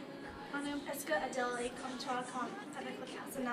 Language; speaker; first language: French; non-native, learner; English